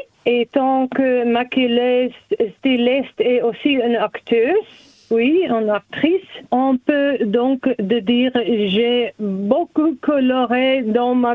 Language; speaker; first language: French; non-native, learner; German